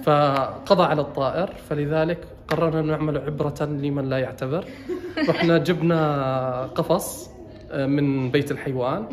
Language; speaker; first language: Arabic; native; Arabic